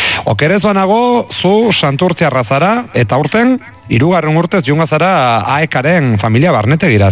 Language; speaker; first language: Basque; native; Basque